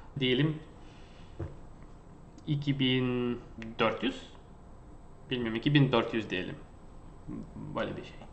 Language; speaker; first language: Turkish; non-native, fluent; Russian